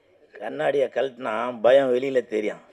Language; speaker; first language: Tamil; native; Tamil